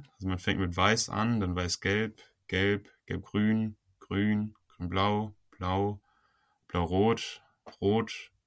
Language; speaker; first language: German; native; German